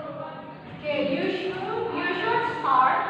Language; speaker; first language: English; non-native, learner; Indonesian